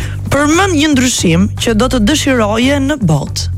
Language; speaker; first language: Albanian; native; Albanian